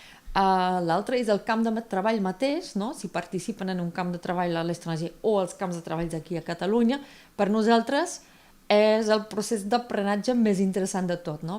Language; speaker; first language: Catalan; non-native, fluent; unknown